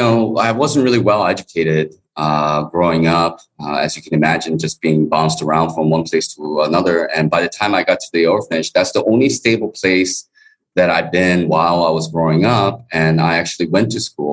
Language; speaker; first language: English; early bilingual, other home language; Korean